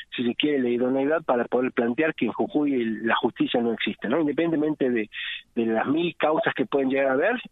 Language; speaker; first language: Spanish; native; Spanish